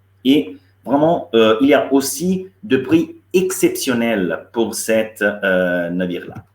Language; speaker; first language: French; non-native, fluent; Italian